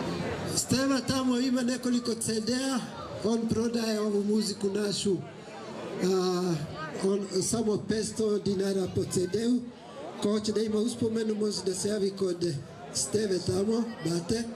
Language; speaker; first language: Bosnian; non-native, fluent; Swahili